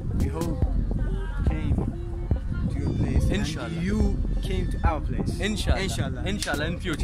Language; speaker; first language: English; non-native, learner; Persian